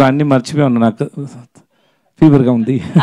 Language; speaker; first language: Telugu; non-native, fluent; Tamil